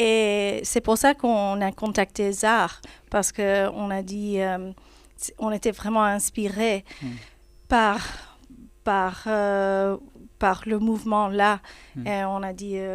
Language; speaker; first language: French; non-native, fluent; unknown